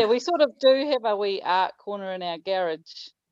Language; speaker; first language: English; native; English